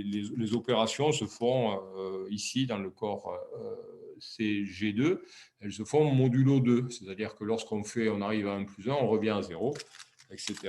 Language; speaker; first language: French; native; French